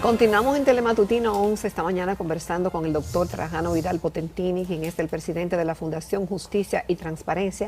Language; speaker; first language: Spanish; native; Spanish